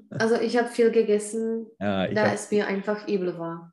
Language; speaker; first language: German; non-native, fluent; Czech